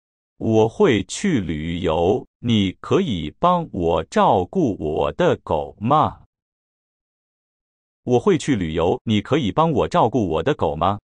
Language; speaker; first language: Chinese; non-native, learner; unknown